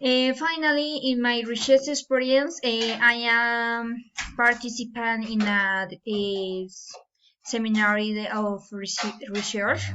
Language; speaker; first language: English; non-native, learner; Spanish